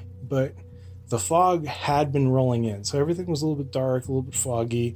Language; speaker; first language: English; native; English